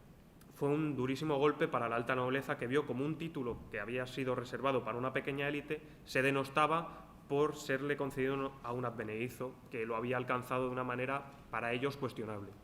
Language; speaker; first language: Spanish; native; Spanish